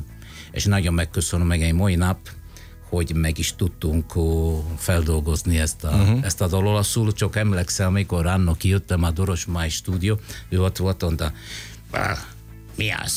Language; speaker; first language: Hungarian; non-native, fluent; Italian